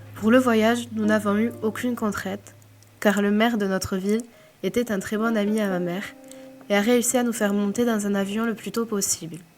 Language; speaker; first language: French; native; French